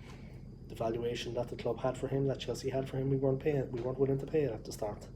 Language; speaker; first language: English; native; English